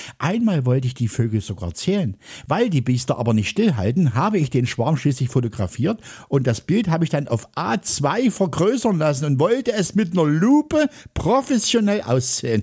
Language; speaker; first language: German; native; German